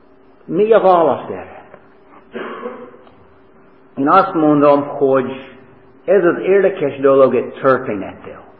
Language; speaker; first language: Hungarian; non-native, fluent; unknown